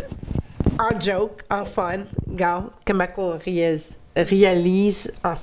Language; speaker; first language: French; native; French